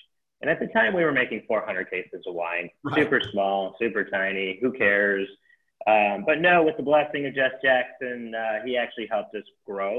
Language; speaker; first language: English; native; English